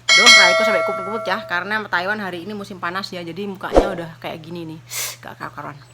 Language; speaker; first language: Indonesian; non-native, local second language; Javanese